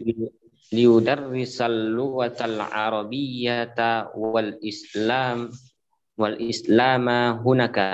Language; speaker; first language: Arabic; non-native, learner; Indonesian